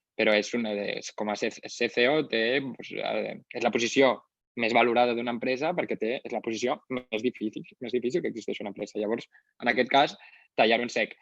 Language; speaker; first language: Catalan; non-native, local second language; Spanish